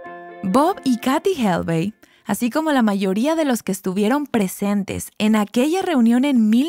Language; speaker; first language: Spanish; native; Spanish